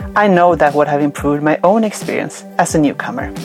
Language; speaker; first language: English; non-native, fluent; Swedish